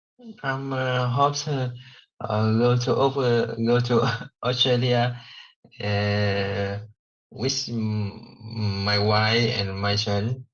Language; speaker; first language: English; non-native, learner; Vietnamese